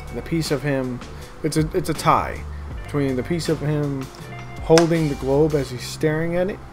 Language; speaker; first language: English; native; English